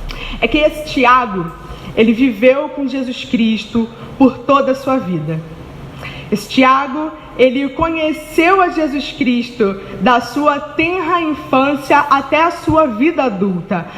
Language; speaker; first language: Portuguese; native; Portuguese